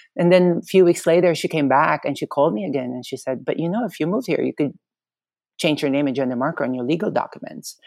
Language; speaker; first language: English; non-native, local second language; Filipino